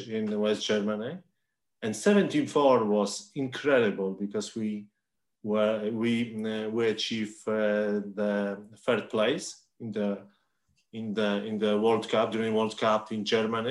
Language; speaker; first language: English; non-native, learner; Polish